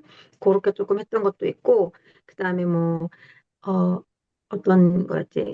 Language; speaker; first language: Korean; native; Korean